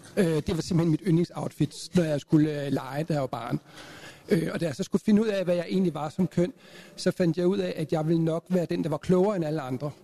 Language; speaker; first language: Danish; native; Danish